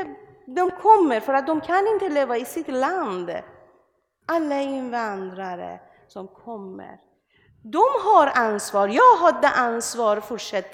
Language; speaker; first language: Swedish; non-native, learner; Persian